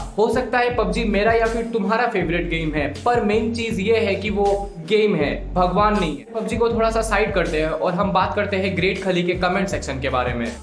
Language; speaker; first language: Hindi; non-native, local second language; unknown